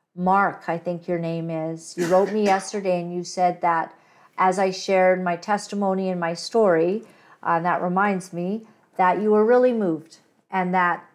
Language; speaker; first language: English; native; English